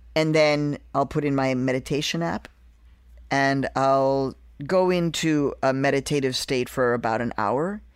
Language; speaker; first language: English; native; English